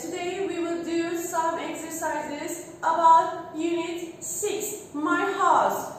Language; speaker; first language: English; non-native, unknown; Turkish